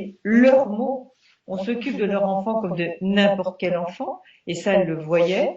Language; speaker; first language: French; native; French